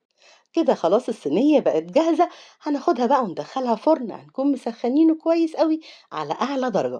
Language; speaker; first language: Arabic; native; Arabic